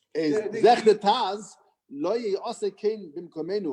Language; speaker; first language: Dutch; non-native, fluent; English